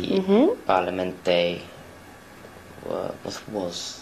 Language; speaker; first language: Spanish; non-native, learner; English